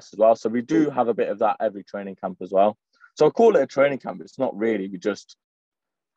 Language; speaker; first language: English; native; English